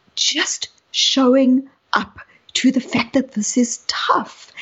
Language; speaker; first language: English; native; English